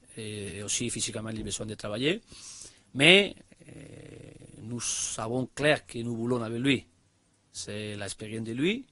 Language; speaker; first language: French; non-native, learner; Spanish